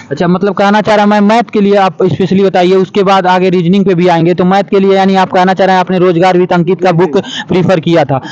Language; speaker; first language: Hindi; native; Hindi